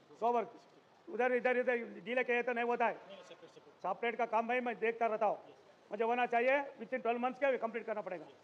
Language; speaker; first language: Hindi; non-native, local second language; Kannada